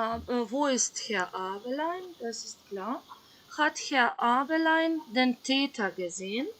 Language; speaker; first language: German; non-native, fluent; Macedonian